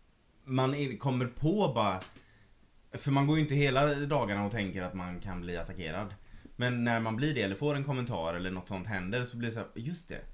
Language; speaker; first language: Swedish; native; Swedish